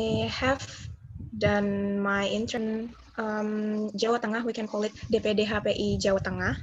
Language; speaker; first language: English; non-native, learner; Indonesian